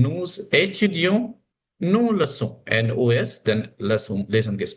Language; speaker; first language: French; non-native, fluent; Hindi